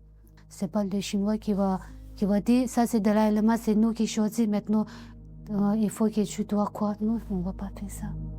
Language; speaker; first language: French; non-native, learner; Tibetan